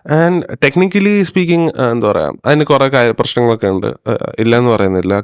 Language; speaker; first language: Malayalam; early bilingual, heritage; Malayalam